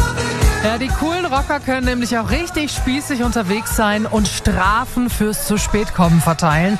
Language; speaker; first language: German; native; German